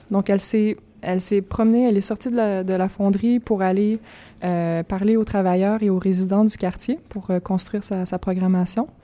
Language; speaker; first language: French; native; French